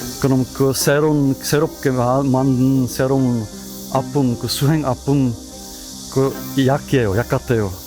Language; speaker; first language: Korean; non-native, learner; Czech